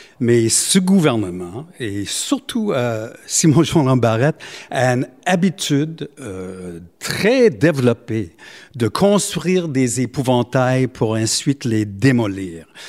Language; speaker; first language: French; non-native, local second language; English